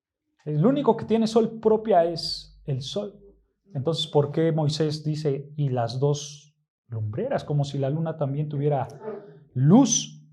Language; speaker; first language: Spanish; native; Spanish